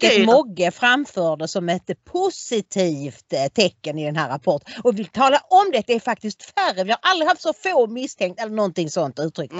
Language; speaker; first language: Swedish; native; Swedish